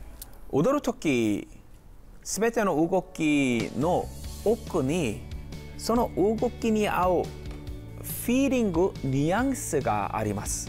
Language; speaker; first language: Japanese; non-native, fluent; Korean